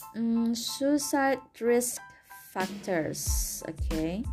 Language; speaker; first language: English; non-native, fluent; Indonesian